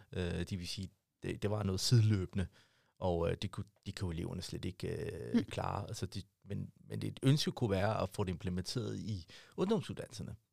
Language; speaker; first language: Danish; early bilingual, other home language; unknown